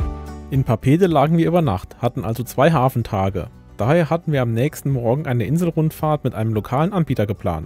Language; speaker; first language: German; native; German